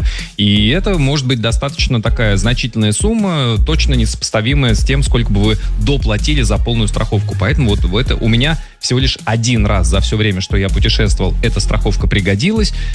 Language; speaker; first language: Russian; native; Russian